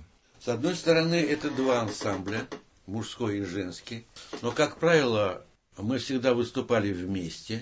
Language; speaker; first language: Russian; native; Russian